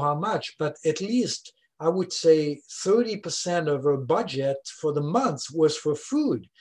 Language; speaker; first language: English; non-native, fluent; French